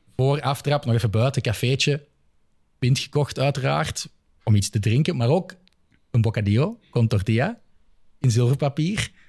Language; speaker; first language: Dutch; native; Dutch